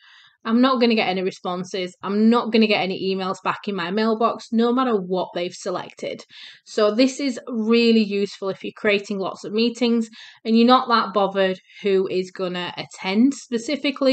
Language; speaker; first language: English; native; English